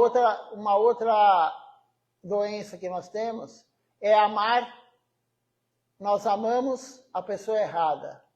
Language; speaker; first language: Portuguese; native; Portuguese